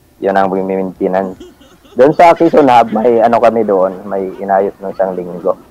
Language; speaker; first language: Filipino; non-native, local second language; Cebuano